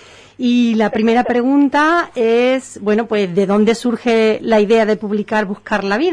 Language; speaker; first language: Spanish; native; Spanish